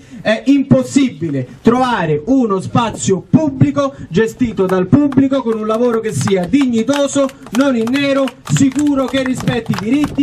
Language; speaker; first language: Italian; native; Italian